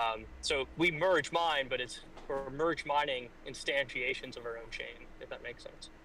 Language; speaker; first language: English; native; English